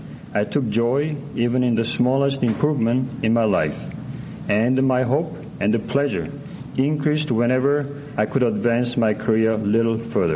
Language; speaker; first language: English; non-native, learner; Korean